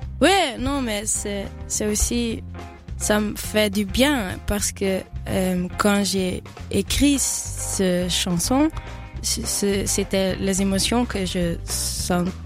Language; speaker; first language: French; non-native, fluent; Dutch